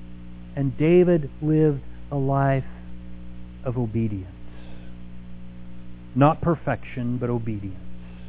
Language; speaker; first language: English; native; English